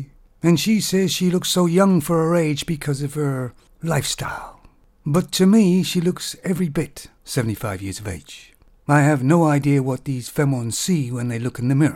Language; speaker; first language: English; native; English